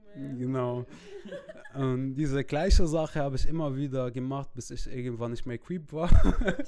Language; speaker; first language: German; non-native, fluent; Arabic